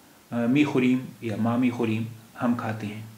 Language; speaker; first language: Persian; non-native, fluent; Urdu